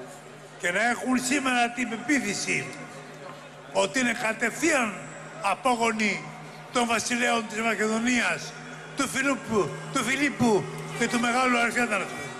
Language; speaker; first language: Greek; native; Greek